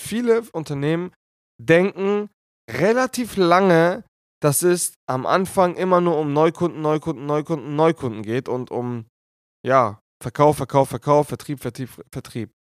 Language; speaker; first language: German; native; German